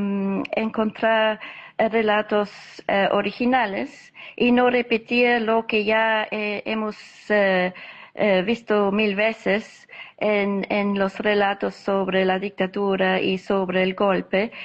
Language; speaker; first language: Spanish; non-native, fluent; English